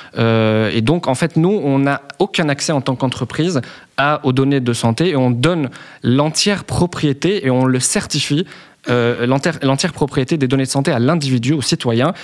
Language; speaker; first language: French; non-native, local second language; Arabic